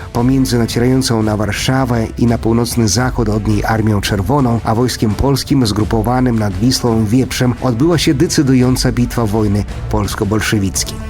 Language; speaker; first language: Polish; non-native, fluent; Ukrainian